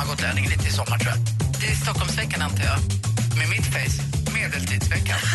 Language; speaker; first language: Swedish; native; Swedish